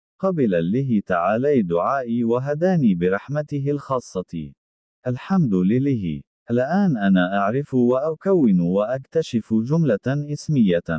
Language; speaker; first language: Arabic; non-native, learner; Bangla